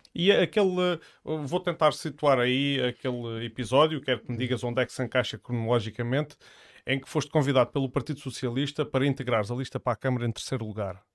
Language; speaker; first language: Portuguese; native; Portuguese